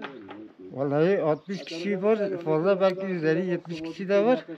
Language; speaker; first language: Turkish; non-native, local second language; Kurdish